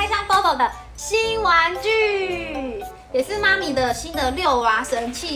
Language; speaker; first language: Chinese; native; Chinese